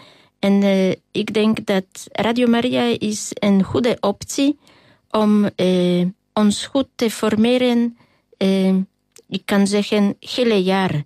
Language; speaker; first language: Dutch; non-native, fluent; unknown